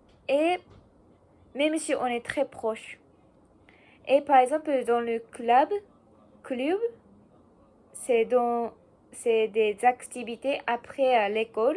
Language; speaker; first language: French; non-native, learner; Japanese